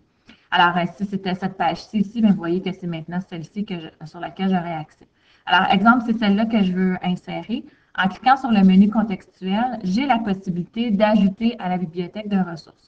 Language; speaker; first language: French; native; French